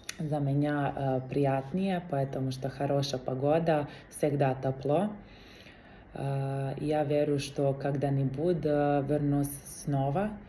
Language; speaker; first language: Russian; non-native, learner; Serbian